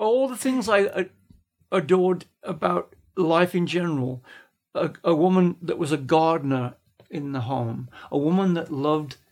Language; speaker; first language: English; native; English